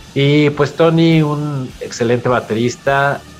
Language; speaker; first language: English; non-native, fluent; Spanish